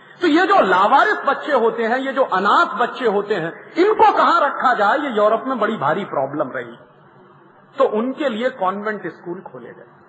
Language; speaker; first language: Hindi; native; Hindi